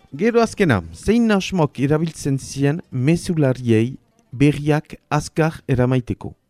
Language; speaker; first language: Basque; native; Basque